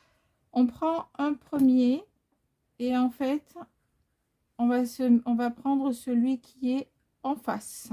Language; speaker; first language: French; native; French